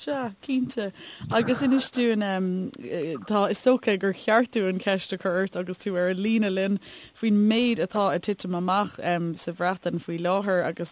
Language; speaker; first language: Irish; native; Irish